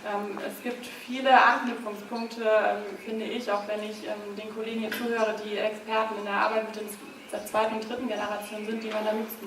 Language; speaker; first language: German; native; German